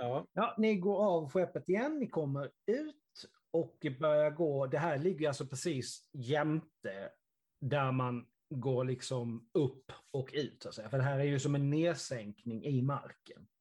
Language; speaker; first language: Swedish; native; Swedish